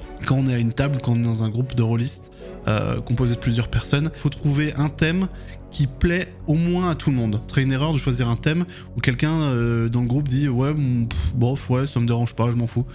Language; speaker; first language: French; native; French